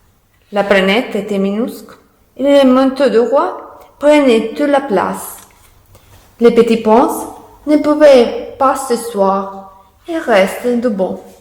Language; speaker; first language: French; non-native, learner; Italian